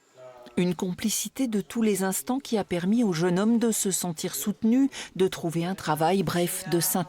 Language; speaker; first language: French; native; French